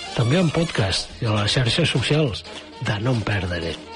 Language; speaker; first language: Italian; non-native, learner; Catalan